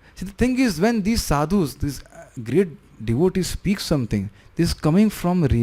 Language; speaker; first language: English; non-native, local second language; Hindi